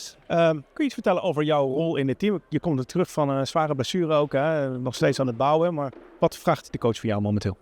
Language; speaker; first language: Dutch; native; Dutch